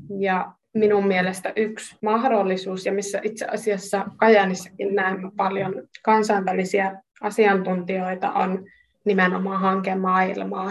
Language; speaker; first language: Finnish; non-native, fluent; Hungarian